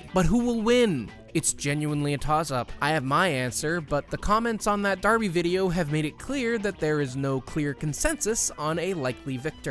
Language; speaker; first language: English; native; English